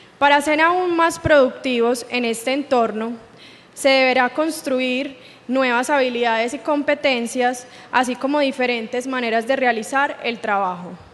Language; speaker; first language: Spanish; native; Spanish